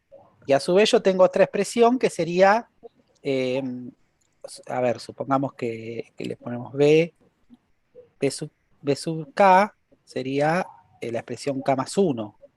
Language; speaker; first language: Spanish; native; Spanish